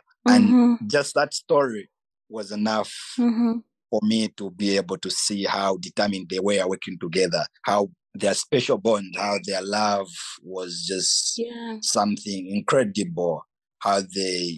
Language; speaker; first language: English; non-native, local second language; Nyanja